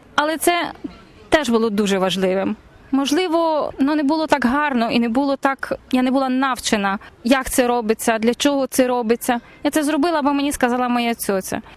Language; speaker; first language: Ukrainian; native; Ukrainian